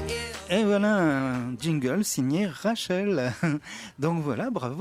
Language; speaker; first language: French; native; French